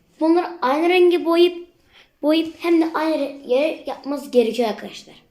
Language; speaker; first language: Turkish; native; Turkish